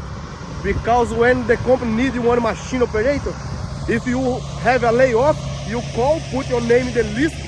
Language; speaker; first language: English; non-native, learner; Portuguese